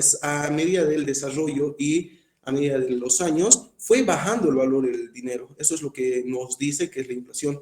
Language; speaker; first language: Spanish; native; Spanish